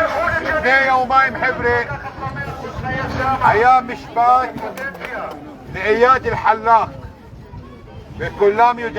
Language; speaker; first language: Hebrew; non-native, local second language; Arabic